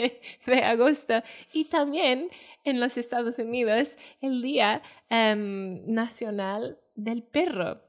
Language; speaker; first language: Spanish; non-native, fluent; Welsh